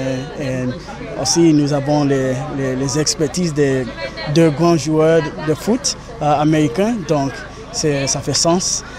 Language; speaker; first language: French; non-native, learner; English